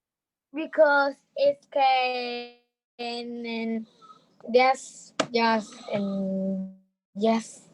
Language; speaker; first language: English; non-native, learner; Vietnamese